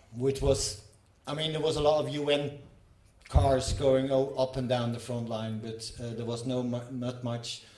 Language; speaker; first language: English; non-native, fluent; Dutch